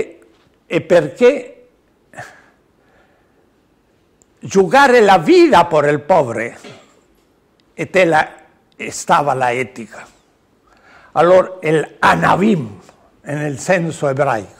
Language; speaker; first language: Italian; non-native, learner; Spanish